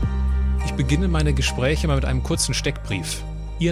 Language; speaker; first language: German; native; German